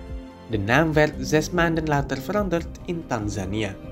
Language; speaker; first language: Dutch; non-native, fluent; Indonesian